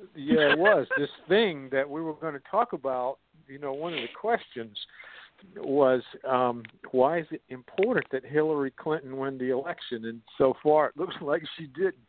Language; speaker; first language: English; native; English